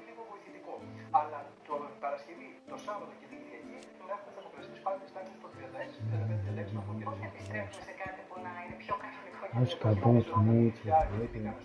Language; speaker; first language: Greek; native; Greek